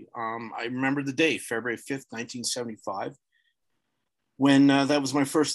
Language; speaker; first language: English; native; English